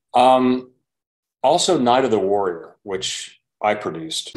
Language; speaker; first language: English; native; English